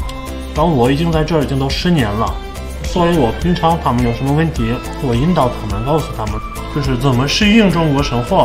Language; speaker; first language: Chinese; non-native, fluent; Turkmen